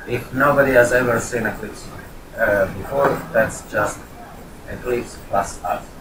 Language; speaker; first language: English; non-native, fluent; Italian